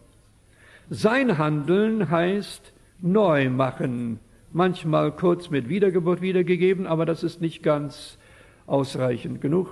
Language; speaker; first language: German; early bilingual, heritage; German